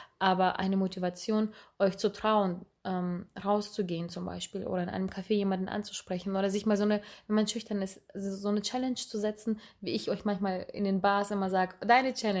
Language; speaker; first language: German; native; German